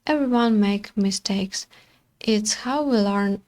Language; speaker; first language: English; non-native, learner; Ukrainian